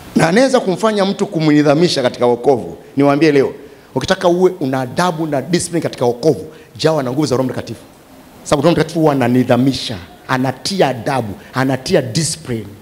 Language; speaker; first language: Swahili; native; Swahili